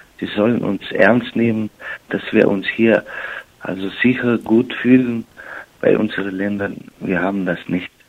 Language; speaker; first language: German; non-native, learner; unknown